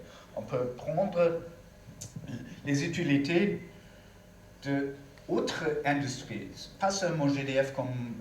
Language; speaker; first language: French; non-native, learner; German